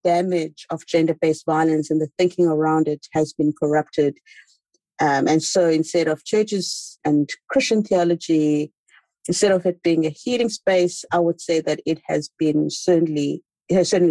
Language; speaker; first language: English; non-native, local second language; Xhosa